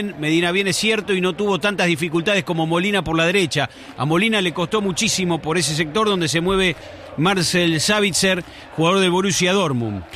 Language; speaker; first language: Spanish; native; Spanish